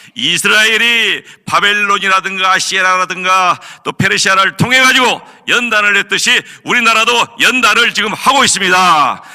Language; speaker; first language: Korean; native; Korean